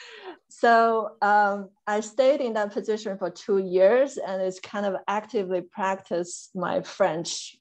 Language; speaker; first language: English; non-native, fluent; Chinese